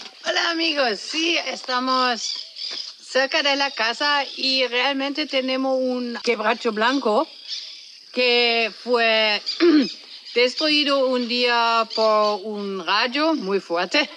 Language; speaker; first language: Spanish; non-native, fluent; German